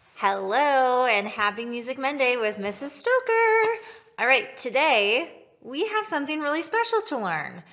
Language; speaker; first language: English; native; English